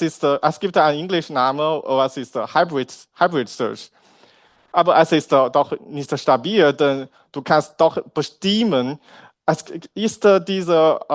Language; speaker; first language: German; non-native, learner; Chinese